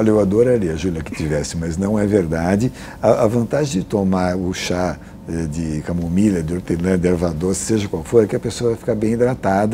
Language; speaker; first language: Portuguese; native; Portuguese